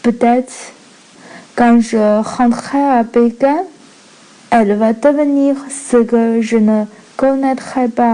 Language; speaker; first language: French; non-native, learner; Chinese